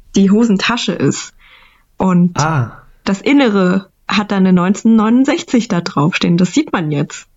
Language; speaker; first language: German; early bilingual, other home language; Vietnamese